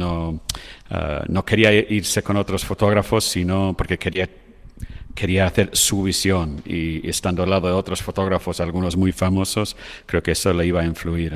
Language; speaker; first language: Spanish; non-native, fluent; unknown